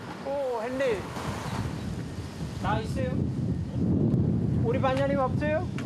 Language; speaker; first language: Korean; non-native, learner; Sinhala